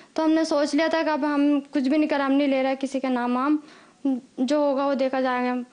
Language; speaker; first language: Hindi; native; Hindi